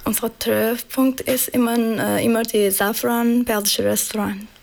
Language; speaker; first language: German; non-native, learner; Persian